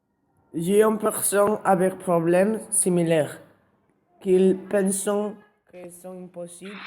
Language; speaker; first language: French; non-native, learner; Spanish